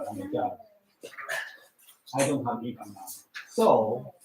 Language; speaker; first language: English; non-native, learner; Japanese